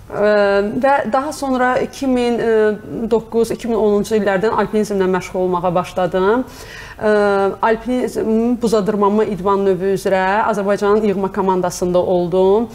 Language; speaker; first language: Azerbaijani; native; Azerbaijani